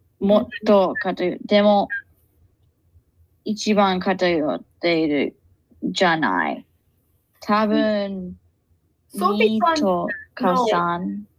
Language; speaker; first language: Japanese; non-native, learner; English